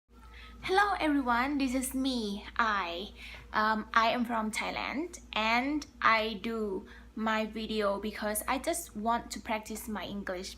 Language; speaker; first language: English; non-native, learner; Thai